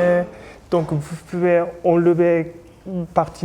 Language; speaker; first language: French; non-native, fluent; Japanese